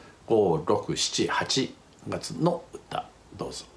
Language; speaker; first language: Japanese; native; Japanese